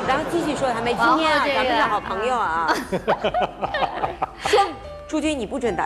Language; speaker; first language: Chinese; native; Chinese